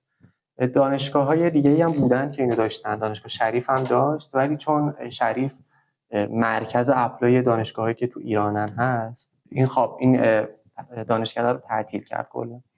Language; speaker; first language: Persian; native; Persian